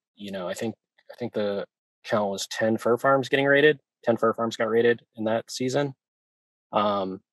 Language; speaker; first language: English; native; English